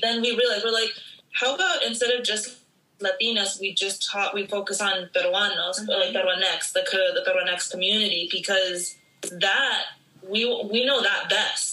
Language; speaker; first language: English; early bilingual, other home language; Spanish